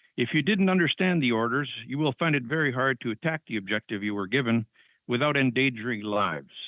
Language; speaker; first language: English; non-native, fluent; French